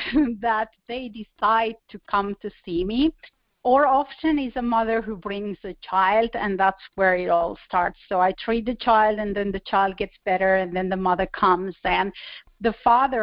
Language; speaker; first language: English; non-native, fluent; Spanish